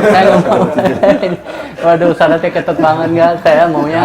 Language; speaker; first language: Indonesian; native; Indonesian